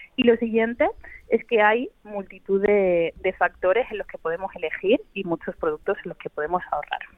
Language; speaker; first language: Spanish; native; Spanish